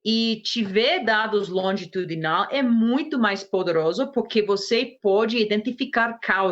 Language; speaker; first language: Portuguese; non-native, fluent; English